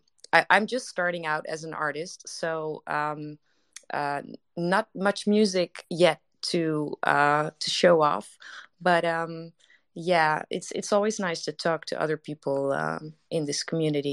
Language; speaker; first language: English; non-native, fluent; Dutch